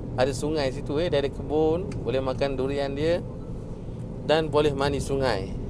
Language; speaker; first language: Malay; native; Malay